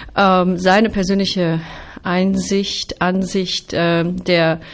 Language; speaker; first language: German; native; German